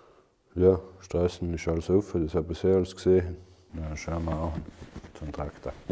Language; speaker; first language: German; native; German